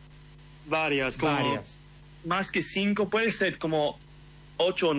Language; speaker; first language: Spanish; early bilingual, heritage; English